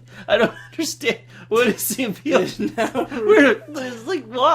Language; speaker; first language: English; native; English